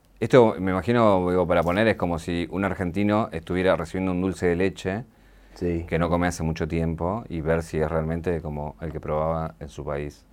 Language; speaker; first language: Spanish; native; Spanish